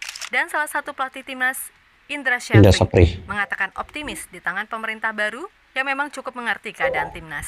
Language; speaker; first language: Indonesian; native; Indonesian